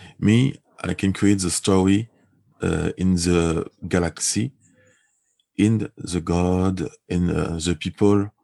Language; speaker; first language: English; non-native, learner; French